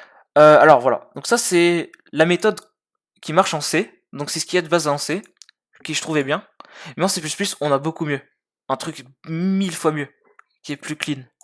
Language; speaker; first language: French; native; French